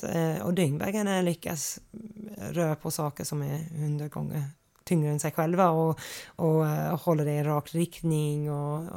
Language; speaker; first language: Swedish; non-native, fluent; English